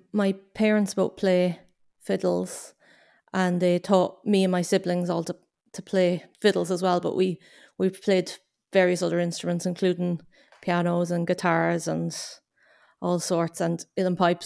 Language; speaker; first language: English; native; English